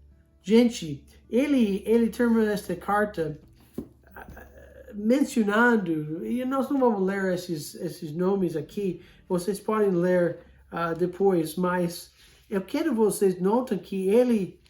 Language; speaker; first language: Portuguese; non-native, fluent; English